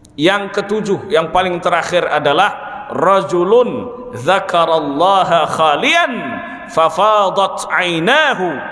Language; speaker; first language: Malay; non-native, local second language; Banjar